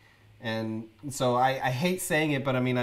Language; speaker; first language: English; native; English